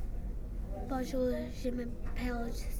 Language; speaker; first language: French; non-native, learner; English